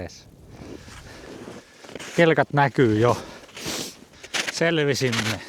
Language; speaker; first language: Finnish; native; Finnish